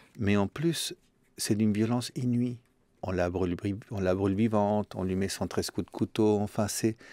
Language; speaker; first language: French; early bilingual, other home language; Spanish